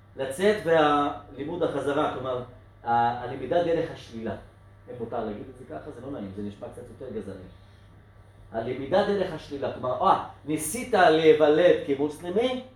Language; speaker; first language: Hebrew; non-native, local second language; Arabic